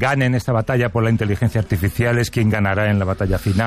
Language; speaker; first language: Spanish; native; Spanish